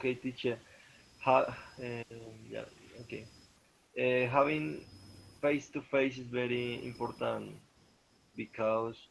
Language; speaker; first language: English; non-native, learner; Spanish